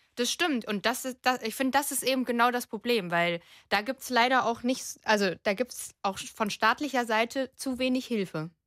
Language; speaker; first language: German; native; German